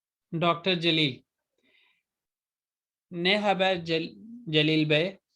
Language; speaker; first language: Turkish; non-native, fluent; Urdu